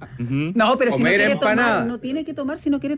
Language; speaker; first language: Spanish; native; Spanish